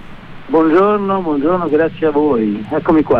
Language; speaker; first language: Italian; native; Italian